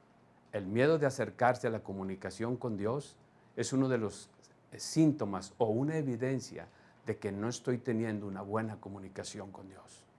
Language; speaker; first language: Spanish; native; Spanish